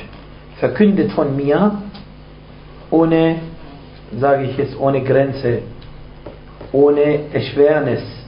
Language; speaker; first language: German; non-native, fluent; Arabic